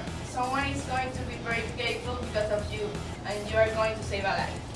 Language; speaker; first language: English; non-native, learner; Spanish